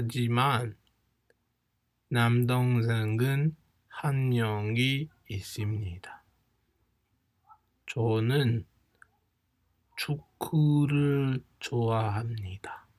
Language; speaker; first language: Korean; non-native, fluent; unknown